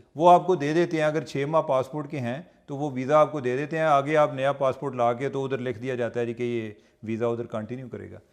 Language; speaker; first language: Urdu; non-native, local second language; Punjabi